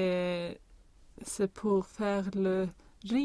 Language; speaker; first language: French; non-native, learner; Swedish